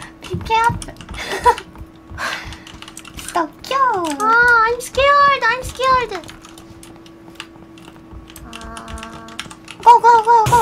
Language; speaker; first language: English; non-native, learner; Korean